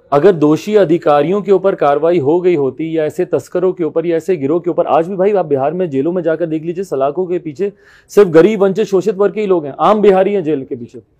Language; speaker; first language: Hindi; native; Hindi